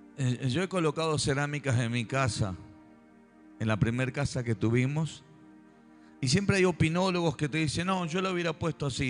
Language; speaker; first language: Spanish; native; Spanish